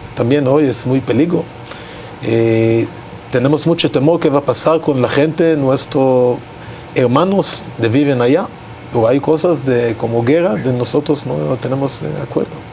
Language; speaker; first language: Spanish; non-native, learner; Hebrew